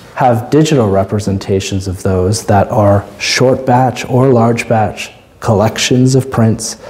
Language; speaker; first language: English; native; English